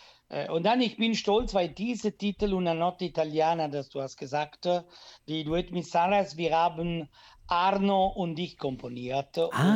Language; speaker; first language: German; non-native, learner; Italian